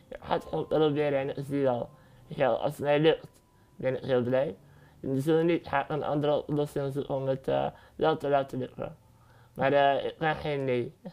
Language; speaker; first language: Dutch; early bilingual, other home language; Arabic